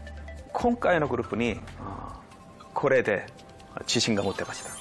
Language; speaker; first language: Japanese; non-native, fluent; Korean